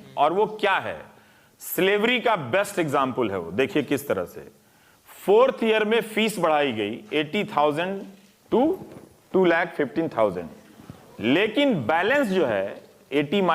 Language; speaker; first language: Hindi; native; Hindi